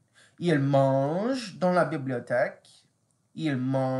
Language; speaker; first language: French; non-native, fluent; English